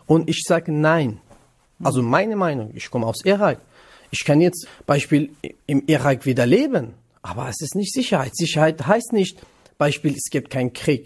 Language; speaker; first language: German; non-native, learner; Kurdish